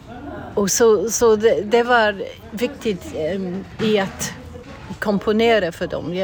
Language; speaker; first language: Swedish; non-native, fluent; English